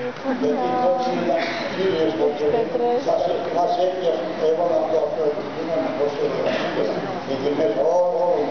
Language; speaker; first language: Greek; early bilingual, other home language; Turkish